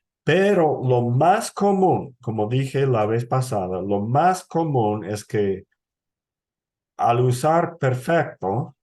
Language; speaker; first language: Spanish; non-native, fluent; English